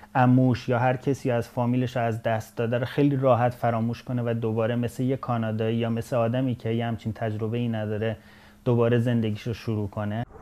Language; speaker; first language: Persian; native; Persian